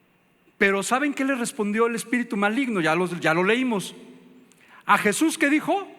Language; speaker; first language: Spanish; native; Spanish